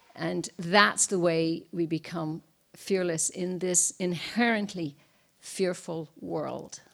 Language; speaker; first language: English; native; English